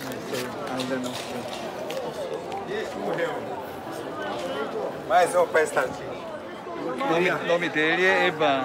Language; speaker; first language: Portuguese; non-native, learner; Korean